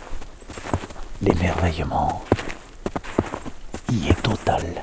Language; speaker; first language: French; native; French